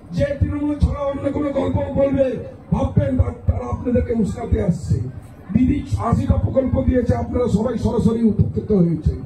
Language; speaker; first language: Bangla; non-native, local second language; Hindi